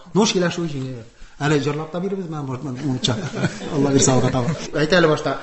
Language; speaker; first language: Tatar; non-native, local second language; Udmurt